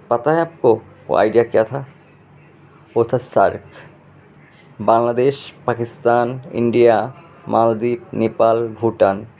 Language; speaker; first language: Hindi; non-native, fluent; Bangla